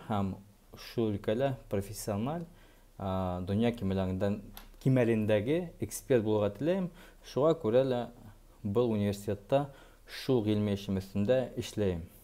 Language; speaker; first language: Tatar; non-native, local second language; Bashkir